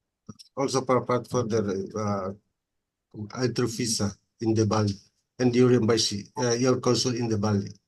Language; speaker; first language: English; non-native, learner; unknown